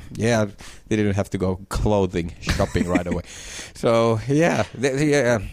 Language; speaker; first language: English; non-native, fluent; Finnish